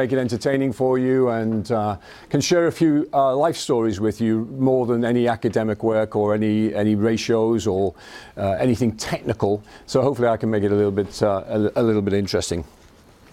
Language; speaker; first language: English; native; English